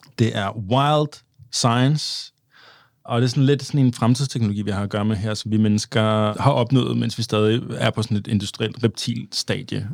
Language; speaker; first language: Danish; early bilingual, other home language; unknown